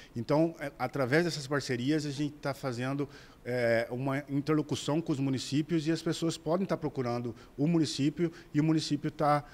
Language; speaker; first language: Portuguese; native; Portuguese